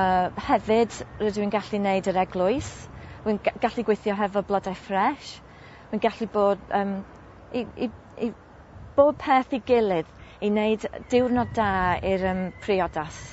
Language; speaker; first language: Welsh; non-native, local second language; English